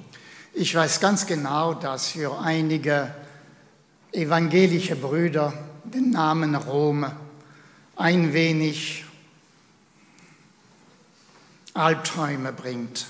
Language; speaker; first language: German; non-native, fluent; French